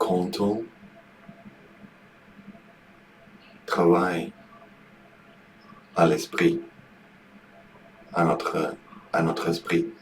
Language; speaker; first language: French; non-native, learner; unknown